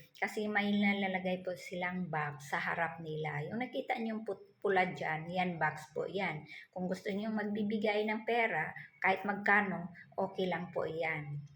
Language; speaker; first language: Filipino; non-native, local second language; Cebuano